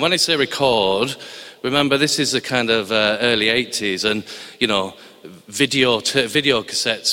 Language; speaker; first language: English; native; English